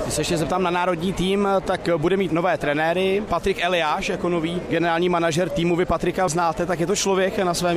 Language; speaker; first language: Czech; native; Czech